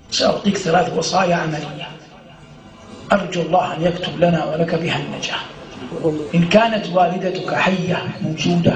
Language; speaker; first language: Arabic; native; Arabic